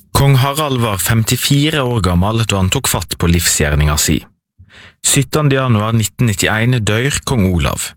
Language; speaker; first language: Norwegian; native; Norwegian